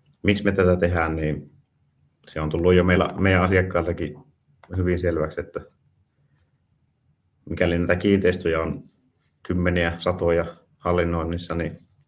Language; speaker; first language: Finnish; native; Finnish